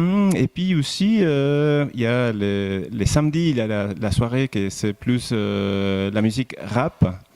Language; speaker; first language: French; non-native, fluent; Spanish